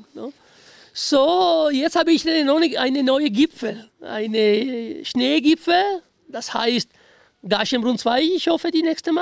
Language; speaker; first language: German; non-native, fluent; Italian